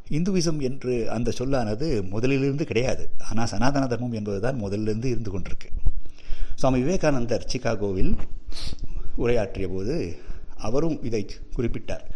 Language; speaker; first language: Tamil; non-native, local second language; Telugu